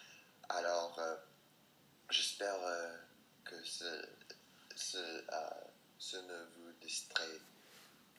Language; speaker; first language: French; non-native, learner; English